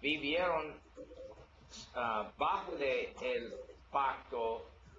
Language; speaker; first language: Spanish; non-native, learner; English